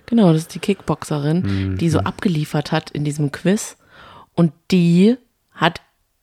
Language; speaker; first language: German; native; German